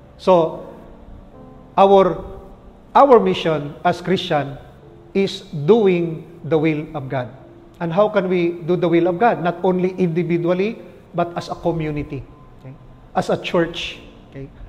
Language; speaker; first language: English; non-native, local second language; Filipino